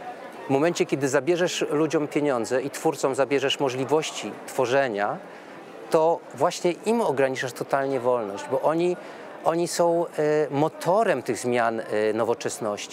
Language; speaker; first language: Polish; native; Polish